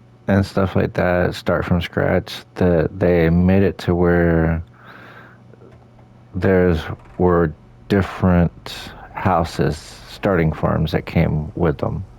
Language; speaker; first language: English; native; English